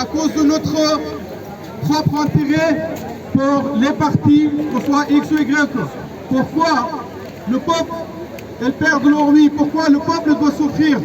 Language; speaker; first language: French; non-native, fluent; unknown